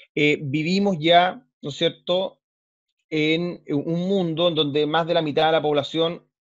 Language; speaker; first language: Spanish; native; Spanish